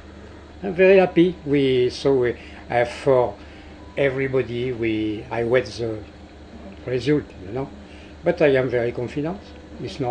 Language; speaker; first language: English; non-native, learner; French